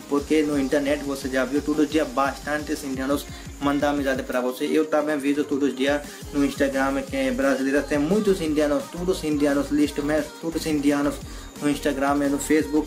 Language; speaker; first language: Portuguese; non-native, learner; Hindi